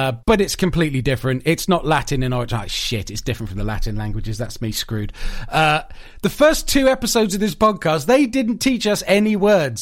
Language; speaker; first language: English; native; English